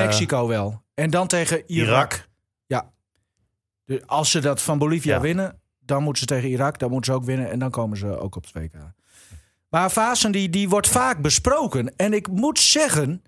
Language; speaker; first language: Dutch; native; Dutch